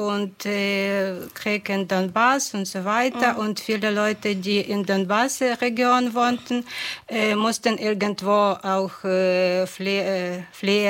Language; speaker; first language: German; non-native, fluent; Ukrainian